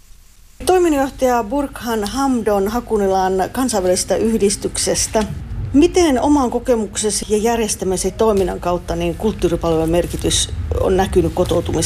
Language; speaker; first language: Finnish; native; Finnish